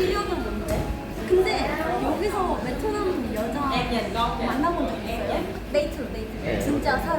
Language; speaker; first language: Korean; non-native, fluent; Vietnamese